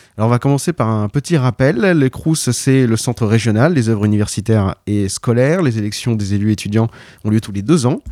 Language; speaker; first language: French; native; French